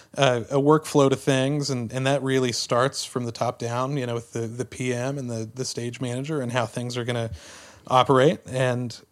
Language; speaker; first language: English; native; English